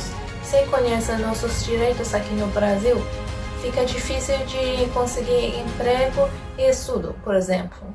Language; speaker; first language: Portuguese; non-native, fluent; Persian